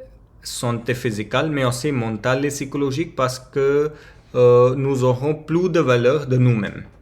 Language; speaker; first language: French; non-native, learner; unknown